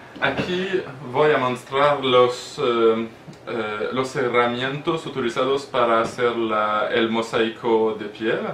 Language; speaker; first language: Spanish; non-native, learner; French